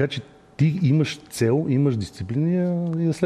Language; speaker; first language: Bulgarian; native; Bulgarian